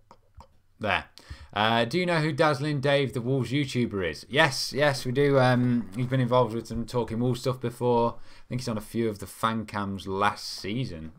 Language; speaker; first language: English; native; English